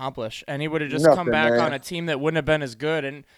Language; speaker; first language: English; native; English